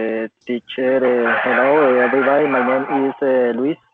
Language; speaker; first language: English; non-native, learner; Spanish